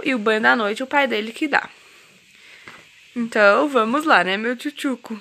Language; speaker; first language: Portuguese; native; Portuguese